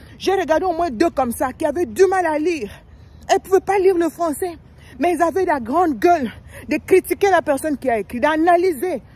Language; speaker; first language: French; non-native, local second language; Lingala